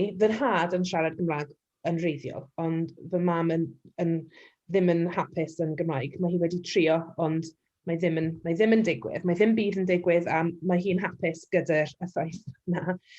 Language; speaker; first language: Welsh; non-native, local second language; English